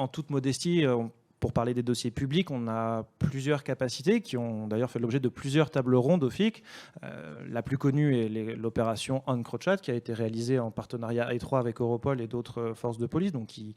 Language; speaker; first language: French; native; French